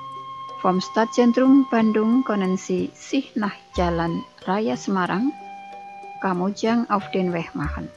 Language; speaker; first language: German; non-native, fluent; Indonesian